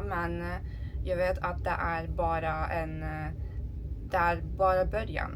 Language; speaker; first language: Swedish; non-native, learner; Turkish